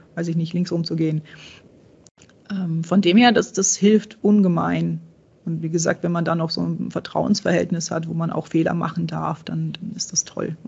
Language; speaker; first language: German; early bilingual, other home language; Czech